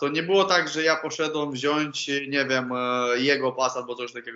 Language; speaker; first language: Polish; non-native, learner; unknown